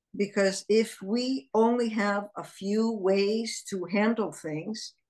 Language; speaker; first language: English; early bilingual, other home language; Hebrew